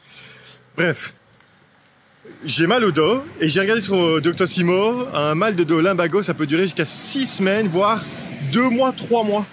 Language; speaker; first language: French; native; French